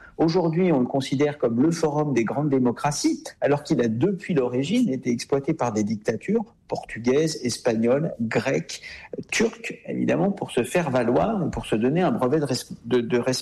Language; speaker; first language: French; native; French